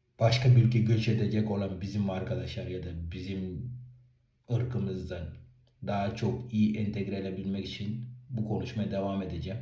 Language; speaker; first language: Turkish; non-native, fluent; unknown